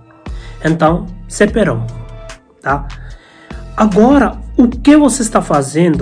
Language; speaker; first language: Portuguese; non-native, learner; Hindi